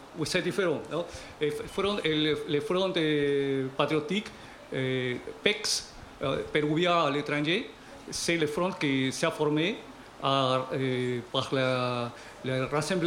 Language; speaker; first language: French; non-native, learner; Spanish